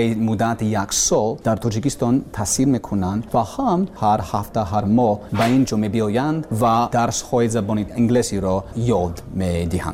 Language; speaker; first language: Persian; non-native, learner; English